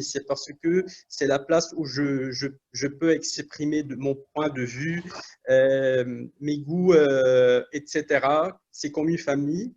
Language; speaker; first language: French; non-native, learner; Arabic